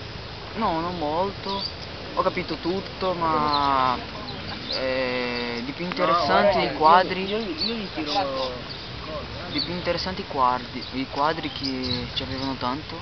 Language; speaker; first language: Italian; non-native, learner; Portuguese